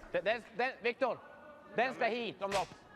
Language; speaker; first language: Swedish; native; Swedish